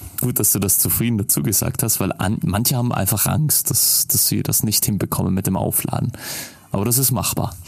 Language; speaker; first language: German; native; German